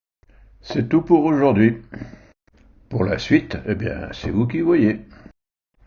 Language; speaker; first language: French; native; French